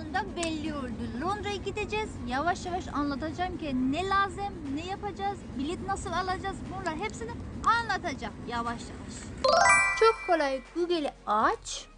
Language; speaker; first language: Turkish; non-native, fluent; Persian